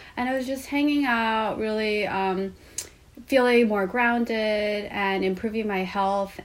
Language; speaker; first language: English; non-native, fluent; Korean